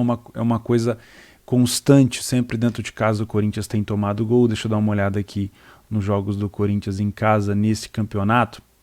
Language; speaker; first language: Portuguese; native; Portuguese